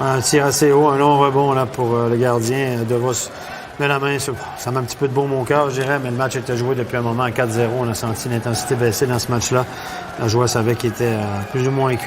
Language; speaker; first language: French; native; French